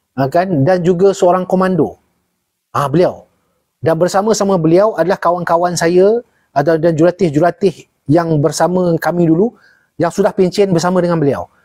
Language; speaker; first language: Malay; native; Malay